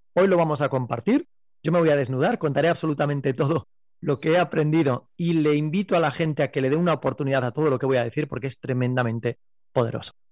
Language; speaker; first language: Spanish; native; Spanish